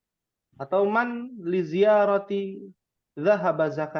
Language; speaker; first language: Arabic; non-native, fluent; Indonesian